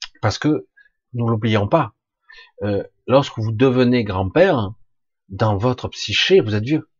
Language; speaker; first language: French; native; French